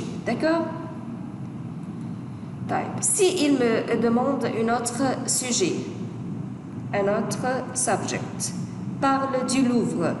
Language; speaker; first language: French; non-native, fluent; Arabic